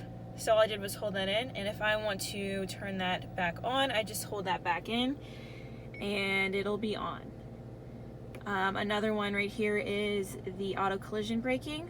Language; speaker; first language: English; native; English